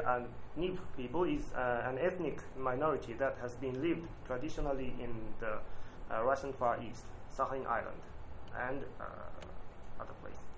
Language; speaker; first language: English; non-native, learner; Japanese